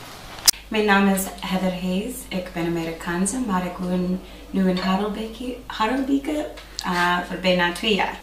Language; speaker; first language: Dutch; non-native, learner; English